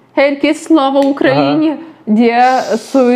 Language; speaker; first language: Turkish; non-native, fluent; Ukrainian